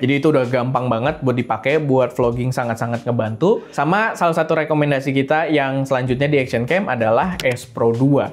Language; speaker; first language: Indonesian; native; Indonesian